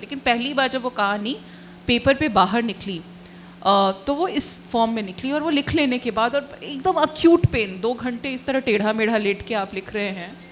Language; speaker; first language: Hindi; native; Hindi